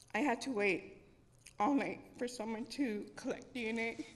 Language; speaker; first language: English; native; English